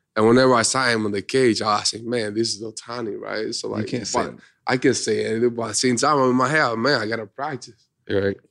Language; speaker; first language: English; early bilingual, other home language; Spanish